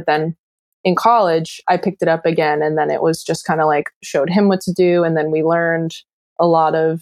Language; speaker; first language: English; native; English